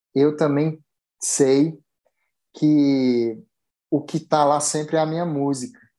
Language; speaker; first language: Portuguese; native; Portuguese